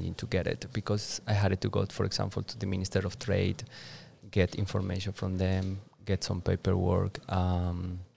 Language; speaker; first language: English; non-native, fluent; Spanish